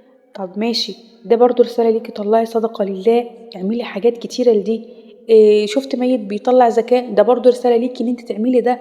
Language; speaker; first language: Arabic; native; Arabic